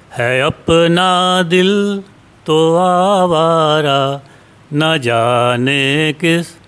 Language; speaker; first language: Hindi; native; Hindi